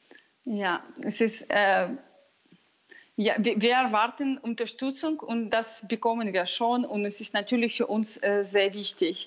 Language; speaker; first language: German; non-native, fluent; Russian